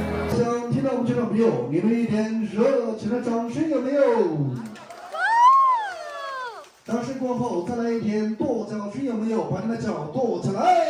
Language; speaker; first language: Chinese; native; Chinese